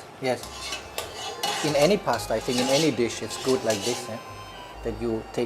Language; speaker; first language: English; non-native, fluent; Indonesian